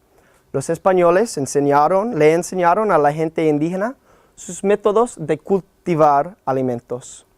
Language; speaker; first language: Spanish; non-native, learner; English